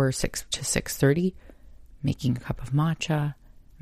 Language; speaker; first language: English; native; English